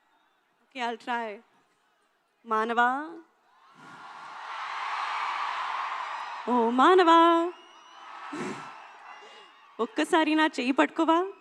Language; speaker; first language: Telugu; non-native, learner; Hindi